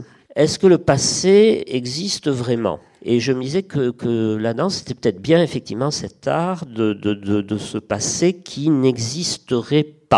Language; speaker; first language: French; native; French